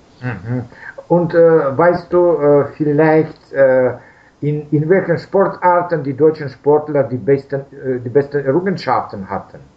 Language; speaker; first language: German; non-native, learner; Russian